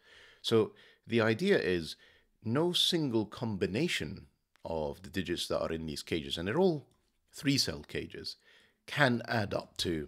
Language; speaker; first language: English; native; English